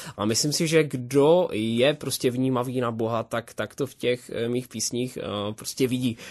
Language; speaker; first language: Czech; non-native, local second language; Polish